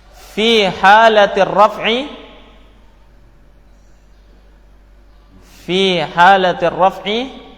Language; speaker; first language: Arabic; non-native, fluent; Indonesian